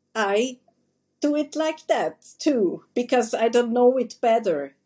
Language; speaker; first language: English; non-native, fluent; German